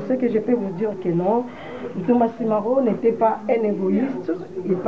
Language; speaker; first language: French; non-native, local second language; Lingala